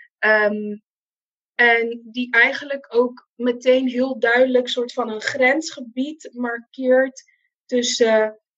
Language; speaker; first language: Dutch; non-native, local second language; Papiamento